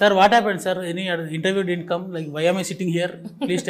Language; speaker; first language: Telugu; native; Telugu